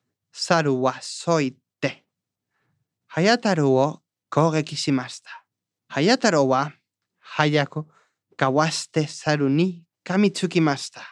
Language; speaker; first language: Japanese; non-native, learner; Spanish